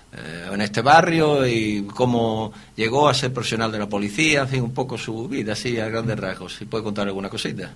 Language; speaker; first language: Spanish; native; Spanish